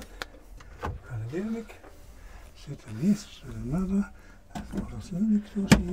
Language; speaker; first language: Russian; non-native, learner; German